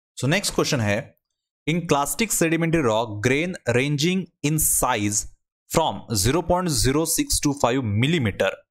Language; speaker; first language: Hindi; non-native, local second language; Marathi